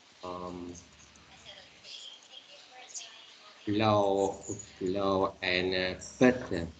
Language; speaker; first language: English; non-native, learner; Vietnamese